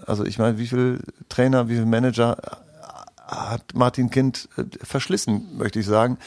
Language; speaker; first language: German; native; German